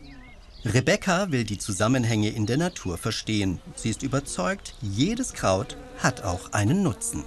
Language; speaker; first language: German; native; German